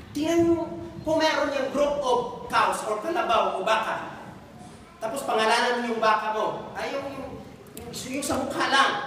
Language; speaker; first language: Filipino; non-native, local second language; Cebuano